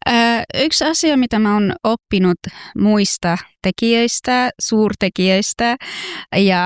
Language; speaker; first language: Finnish; non-native, fluent; Persian